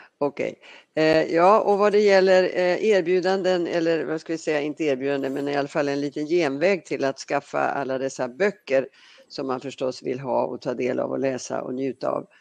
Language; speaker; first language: Swedish; native; Swedish